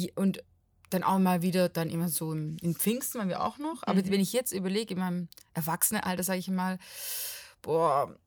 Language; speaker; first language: German; non-native, fluent; Portuguese